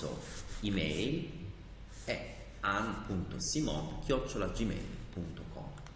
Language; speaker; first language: Italian; native; Italian